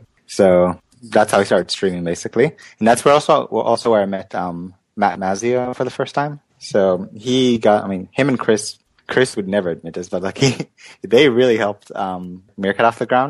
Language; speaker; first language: English; native; English